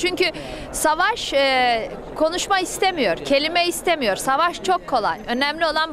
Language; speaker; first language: Turkish; early bilingual, heritage; Turkish